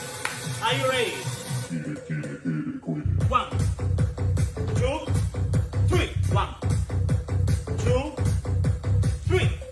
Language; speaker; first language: English; non-native, learner; Spanish